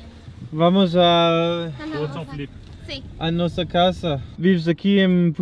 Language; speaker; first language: Portuguese; non-native, learner; Danish